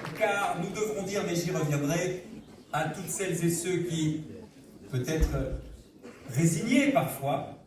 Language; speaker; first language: French; native; French